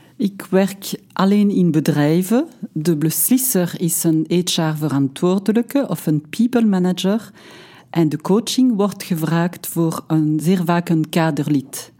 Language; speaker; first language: Dutch; non-native, local second language; French